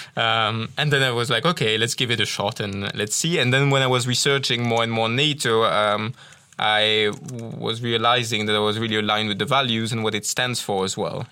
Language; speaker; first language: English; non-native, fluent; French